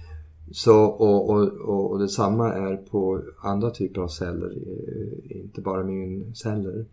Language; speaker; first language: Swedish; early bilingual, heritage; Swedish